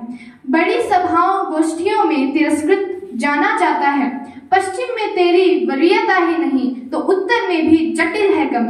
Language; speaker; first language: Hindi; native; Hindi